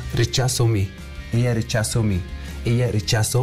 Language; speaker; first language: Spanish; non-native, learner; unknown